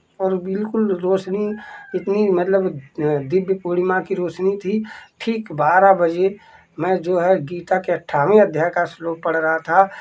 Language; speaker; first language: Hindi; native; Hindi